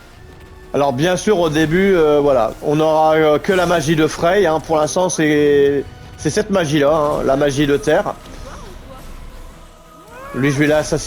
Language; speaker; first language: French; native; French